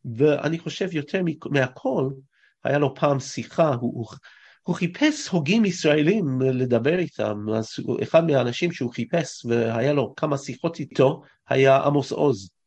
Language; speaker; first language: Hebrew; non-native, fluent; English